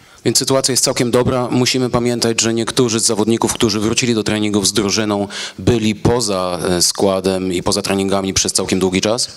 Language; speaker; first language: Polish; native; Polish